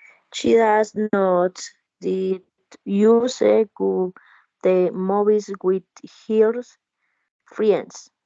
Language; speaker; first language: English; non-native, learner; Spanish